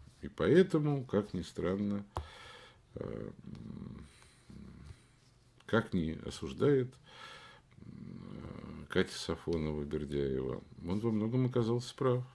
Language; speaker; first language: Russian; native; Russian